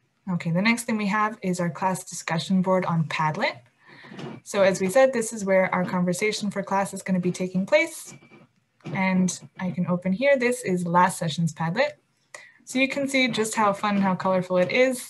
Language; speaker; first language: English; native; English